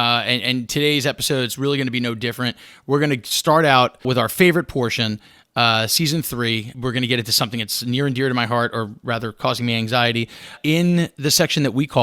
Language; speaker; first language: English; native; English